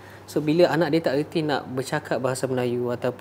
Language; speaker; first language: Malay; native; Malay